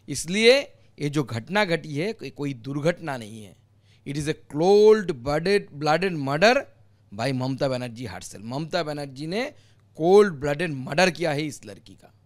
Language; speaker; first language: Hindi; non-native, local second language; Bangla